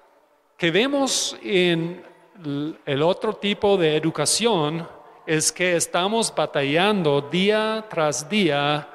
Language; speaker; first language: Spanish; non-native, fluent; English